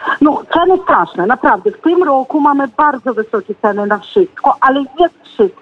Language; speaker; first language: Polish; non-native, fluent; Ukrainian